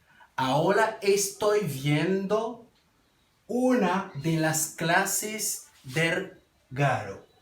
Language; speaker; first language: Spanish; non-native, fluent; Haitian Creole